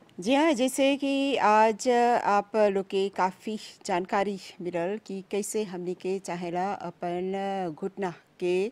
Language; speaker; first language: Hindi; non-native, local second language; Bhojpuri